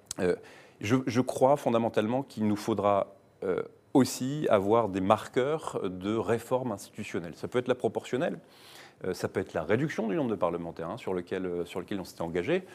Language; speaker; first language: French; native; French